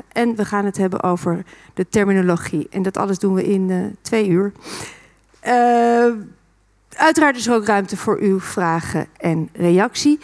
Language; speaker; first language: Dutch; native; Dutch